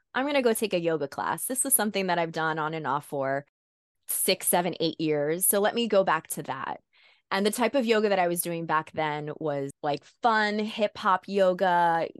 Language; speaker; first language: English; native; English